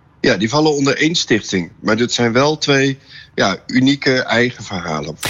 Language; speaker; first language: Dutch; native; Dutch